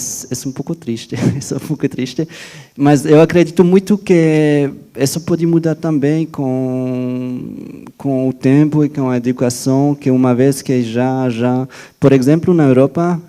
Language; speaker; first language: Portuguese; non-native, fluent; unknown